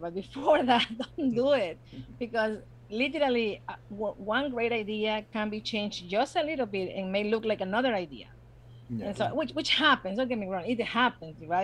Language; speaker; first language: English; non-native, fluent; Spanish